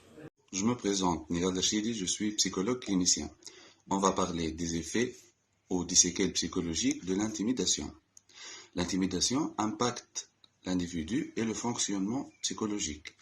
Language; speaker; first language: French; non-native, local second language; Arabic